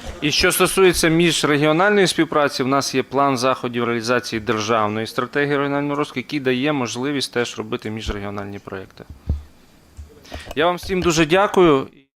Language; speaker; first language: Ukrainian; native; Ukrainian